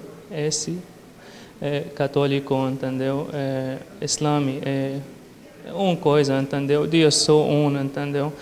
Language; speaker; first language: Portuguese; non-native, learner; Arabic